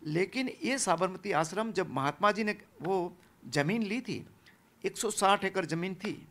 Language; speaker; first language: Hindi; non-native, local second language; Gujarati